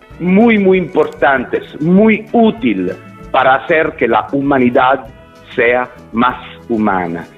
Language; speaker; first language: Spanish; non-native, fluent; Italian